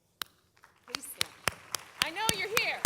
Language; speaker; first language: English; native; English